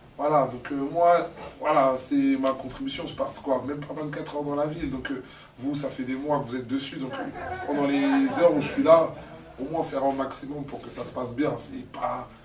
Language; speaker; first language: French; non-native, local second language; Lingala